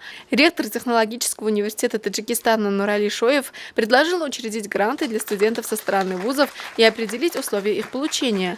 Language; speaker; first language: Russian; native; Russian